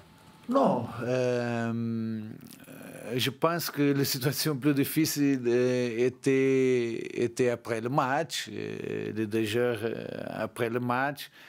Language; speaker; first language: French; non-native, learner; Portuguese